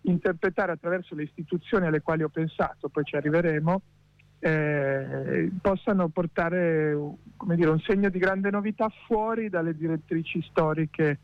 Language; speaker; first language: Italian; native; Italian